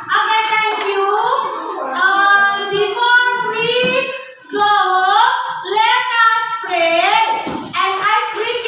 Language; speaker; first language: English; non-native, learner; Indonesian